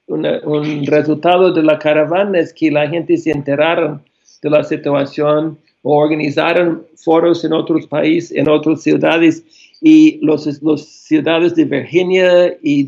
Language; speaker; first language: Spanish; non-native, fluent; English